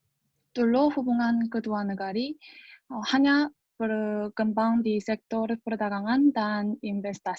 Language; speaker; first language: Indonesian; non-native, learner; Korean